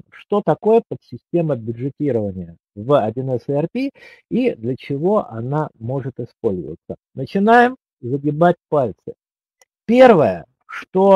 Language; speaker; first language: Russian; native; Russian